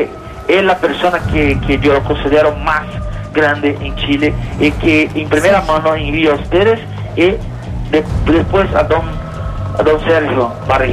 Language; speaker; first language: Spanish; non-native, learner; Portuguese